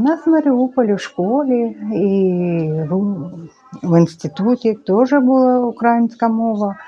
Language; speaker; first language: Ukrainian; non-native, local second language; Russian